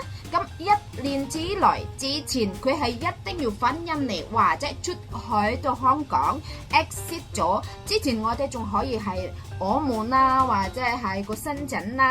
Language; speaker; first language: Cantonese; non-native, fluent; Indonesian